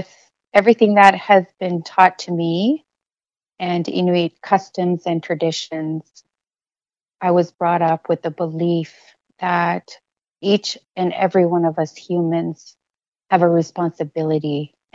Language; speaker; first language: English; non-native, local second language; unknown